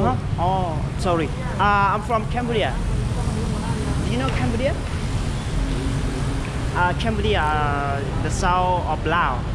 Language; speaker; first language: English; non-native, learner; Lao